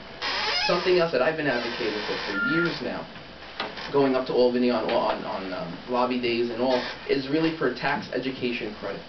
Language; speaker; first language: English; native; English